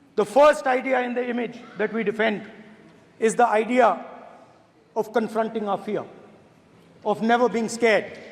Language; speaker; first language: English; non-native, local second language; Hindi